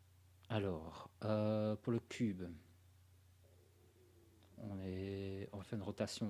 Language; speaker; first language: French; native; French